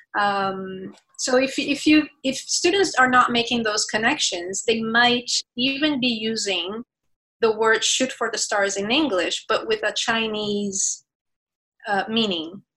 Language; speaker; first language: English; non-native, fluent; Portuguese